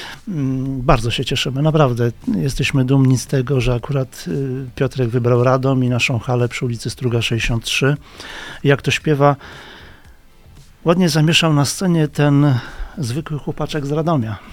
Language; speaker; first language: Polish; native; Polish